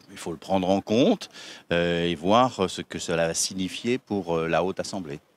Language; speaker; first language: French; native; French